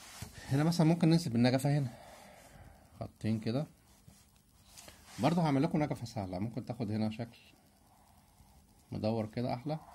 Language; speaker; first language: Arabic; native; Arabic